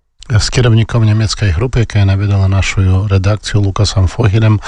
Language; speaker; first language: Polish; non-native, learner; Belarusian